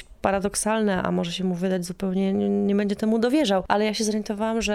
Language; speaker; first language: Polish; native; Polish